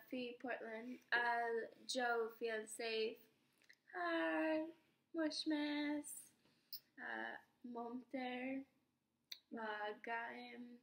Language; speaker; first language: Arabic; non-native, learner; English